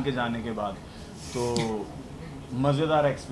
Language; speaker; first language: Hindi; native; Hindi